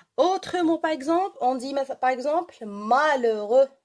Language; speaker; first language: French; non-native, local second language; Arabic